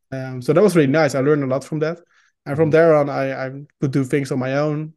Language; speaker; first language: English; non-native, fluent; Dutch